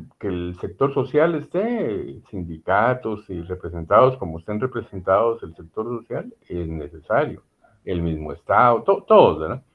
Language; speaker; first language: Spanish; native; Spanish